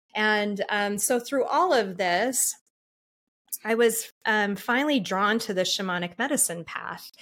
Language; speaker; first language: English; native; English